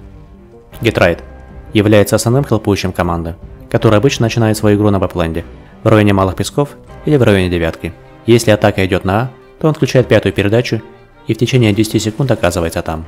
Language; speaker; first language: Russian; native; Russian